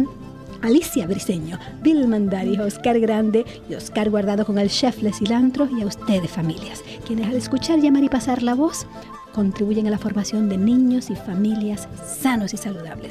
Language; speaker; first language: Spanish; native; Spanish